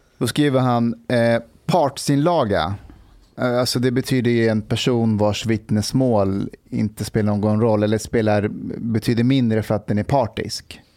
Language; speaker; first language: Swedish; early bilingual, other home language; Persian